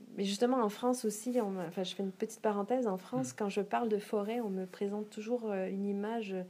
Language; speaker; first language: French; native; French